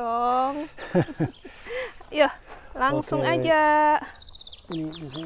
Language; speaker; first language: Indonesian; native; Indonesian